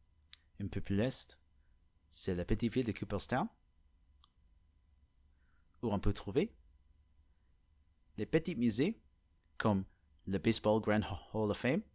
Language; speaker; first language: French; non-native, learner; English